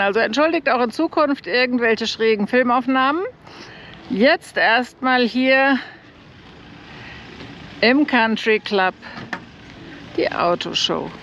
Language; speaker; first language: German; native; German